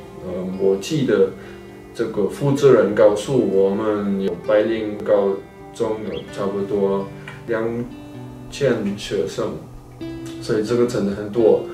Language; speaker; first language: Chinese; non-native, fluent; German